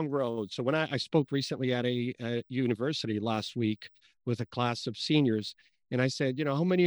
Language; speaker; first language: English; early bilingual, other home language; Portuguese